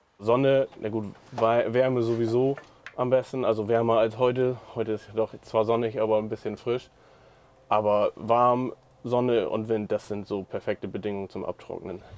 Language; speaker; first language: German; native; German